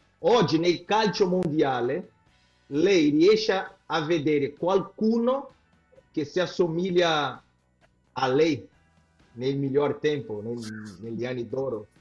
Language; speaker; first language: Italian; non-native, fluent; Portuguese